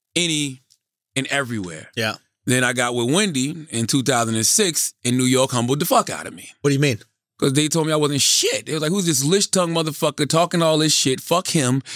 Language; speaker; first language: English; native; English